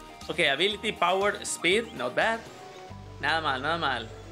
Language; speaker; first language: English; non-native, fluent; Spanish